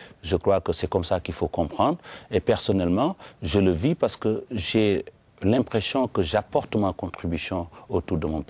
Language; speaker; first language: French; non-native, local second language; Wolof